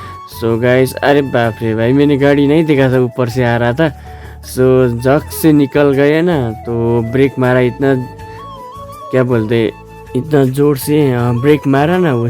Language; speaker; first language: Hindi; non-native, local second language; Nepali